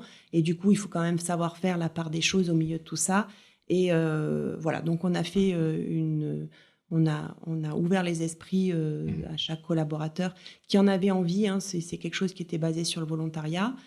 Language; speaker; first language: French; native; French